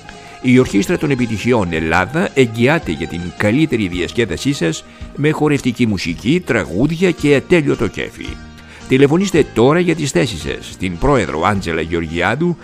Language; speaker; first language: Greek; native; Greek